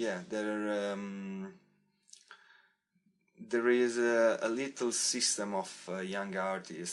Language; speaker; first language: English; non-native, learner; Italian